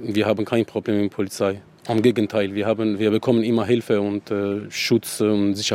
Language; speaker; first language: German; non-native, learner; Arabic